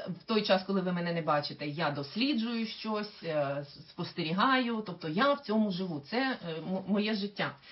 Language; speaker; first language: Ukrainian; native; Ukrainian